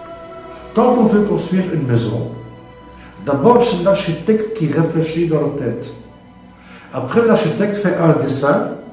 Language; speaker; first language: French; non-native, local second language; Dutch